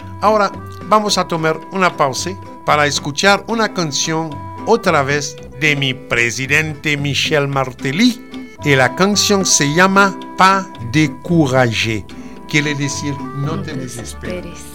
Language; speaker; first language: Spanish; non-native, fluent; Haitian Creole